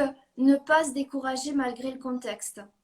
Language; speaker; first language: French; native; French